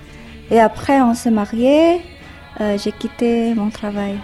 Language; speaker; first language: French; non-native, learner; Indonesian